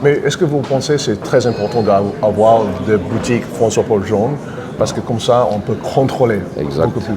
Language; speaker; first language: French; non-native, fluent; English